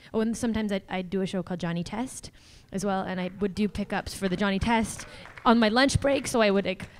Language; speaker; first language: English; native; English